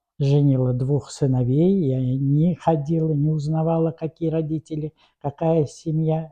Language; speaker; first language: Russian; non-native, local second language; Tatar